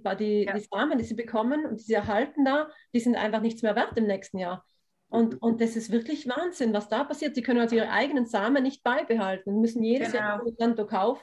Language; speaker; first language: German; native; German